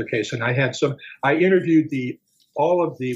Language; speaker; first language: English; native; English